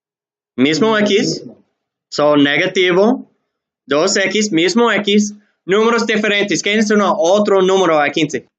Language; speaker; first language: Spanish; non-native, learner; English